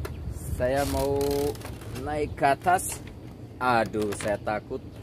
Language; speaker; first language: Indonesian; non-native, learner; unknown